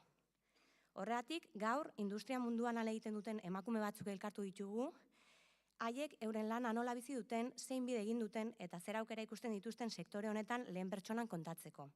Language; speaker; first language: Basque; native; Basque